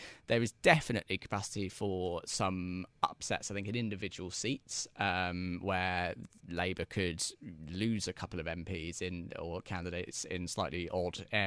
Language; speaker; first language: English; native; English